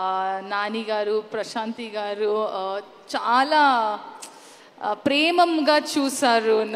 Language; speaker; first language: Telugu; non-native, learner; Kannada